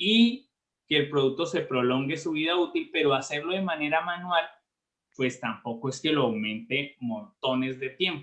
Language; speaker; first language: Spanish; native; Spanish